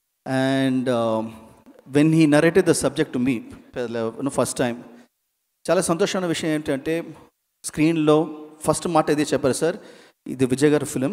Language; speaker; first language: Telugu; non-native, learner; Tamil